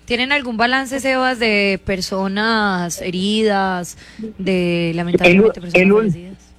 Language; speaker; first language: Spanish; native; Spanish